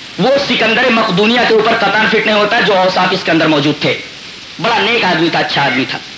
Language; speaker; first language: Urdu; native; Urdu